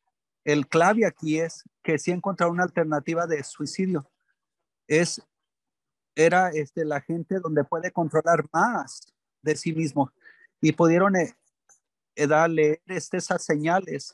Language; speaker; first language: Spanish; early bilingual, heritage; English